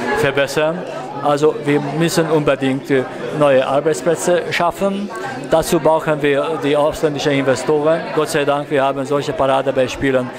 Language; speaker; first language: German; non-native, fluent; Hungarian